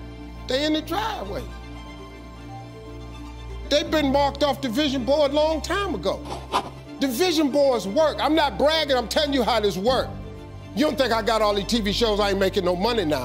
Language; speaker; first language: English; native; English